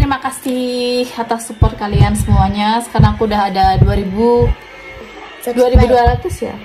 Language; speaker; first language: Indonesian; non-native, local second language; Javanese